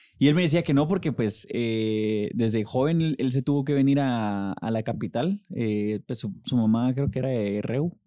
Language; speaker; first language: Spanish; native; Spanish